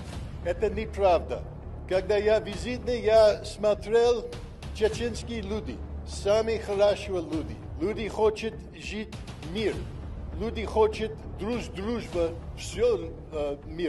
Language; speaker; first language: Russian; non-native, learner; English